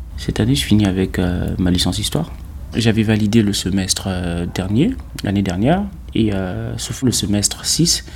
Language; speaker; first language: French; non-native, local second language; Fang